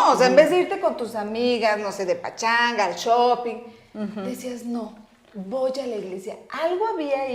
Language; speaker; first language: Spanish; native; Spanish